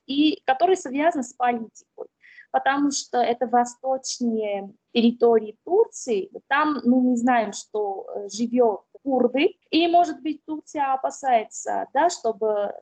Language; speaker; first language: Russian; non-native, fluent; Armenian